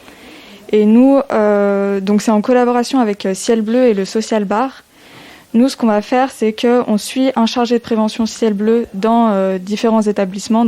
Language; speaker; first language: French; native; French